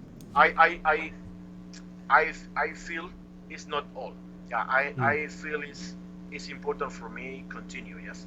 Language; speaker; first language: English; non-native, learner; Spanish